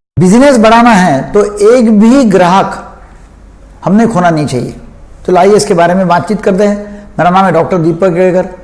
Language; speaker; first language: Hindi; non-native, local second language; Marathi